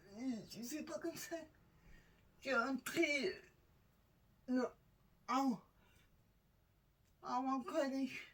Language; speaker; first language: French; non-native, learner; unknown